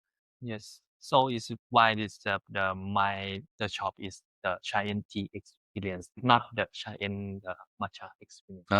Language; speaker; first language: English; non-native, learner; Thai